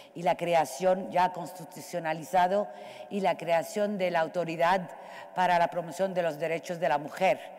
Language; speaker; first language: Spanish; non-native, fluent; Arabic